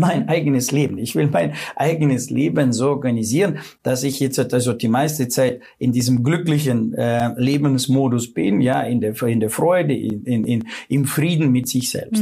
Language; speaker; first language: German; non-native, fluent; Russian